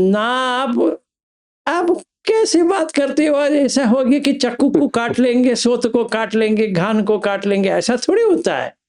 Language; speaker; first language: Hindi; native; Hindi